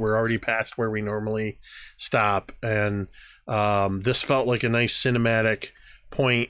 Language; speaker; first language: English; native; English